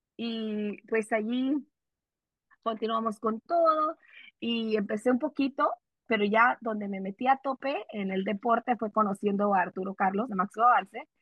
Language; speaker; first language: Spanish; early bilingual, heritage; Spanish